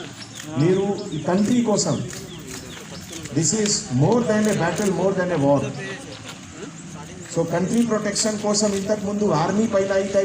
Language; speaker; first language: Telugu; non-native, fluent; Hindi